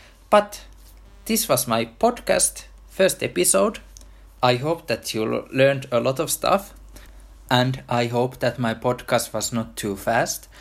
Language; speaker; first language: English; non-native, fluent; Finnish